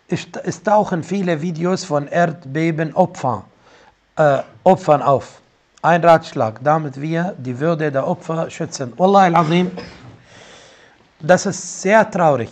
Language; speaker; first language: German; non-native, fluent; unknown